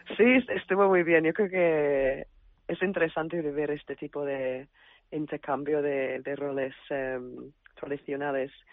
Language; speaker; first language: Spanish; non-native, fluent; English